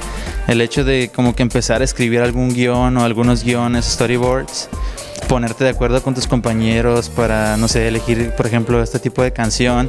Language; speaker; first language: Spanish; native; Spanish